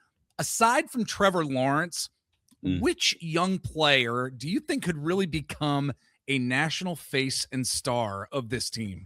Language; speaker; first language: English; native; English